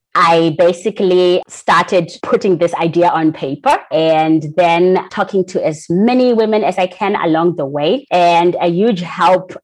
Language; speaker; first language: English; non-native, local second language; Shona